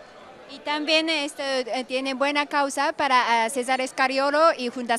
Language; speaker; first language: Spanish; non-native, learner; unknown